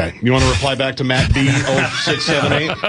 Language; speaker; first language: English; native; English